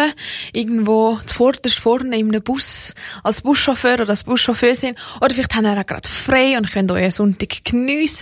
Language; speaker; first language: German; native; German